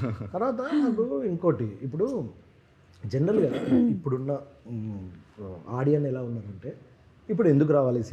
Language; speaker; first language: Telugu; native; Telugu